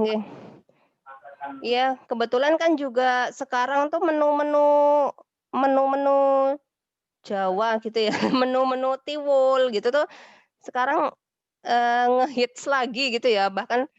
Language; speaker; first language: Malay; non-native, local second language; Javanese